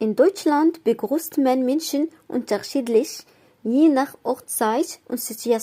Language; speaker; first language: German; non-native, fluent; Arabic